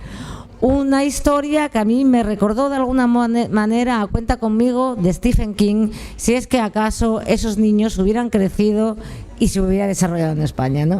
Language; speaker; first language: Spanish; native; Spanish